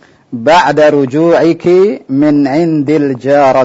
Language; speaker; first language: Arabic; non-native, fluent; Indonesian